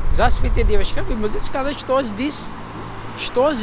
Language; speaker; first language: Russian; non-native, learner; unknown